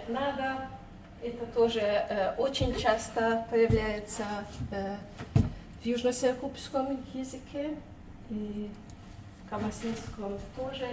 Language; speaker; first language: Russian; non-native, fluent; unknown